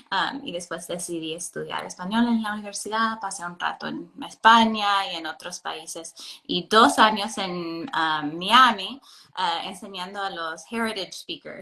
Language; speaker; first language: Spanish; non-native, fluent; English